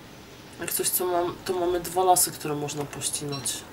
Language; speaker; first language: Polish; native; Polish